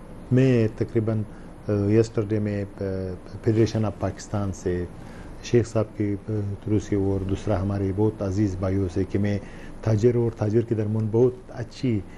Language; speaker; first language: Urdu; non-native, learner; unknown